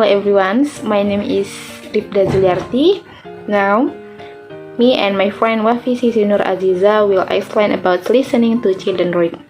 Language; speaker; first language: English; non-native, learner; Indonesian